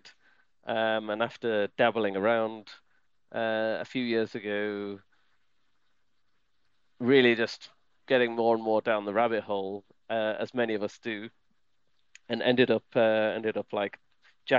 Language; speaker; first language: English; native; English